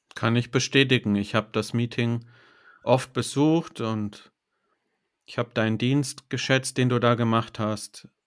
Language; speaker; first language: German; native; German